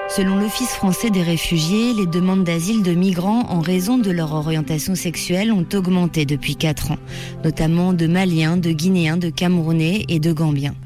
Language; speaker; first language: French; native; French